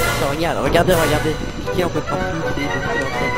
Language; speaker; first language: French; native; French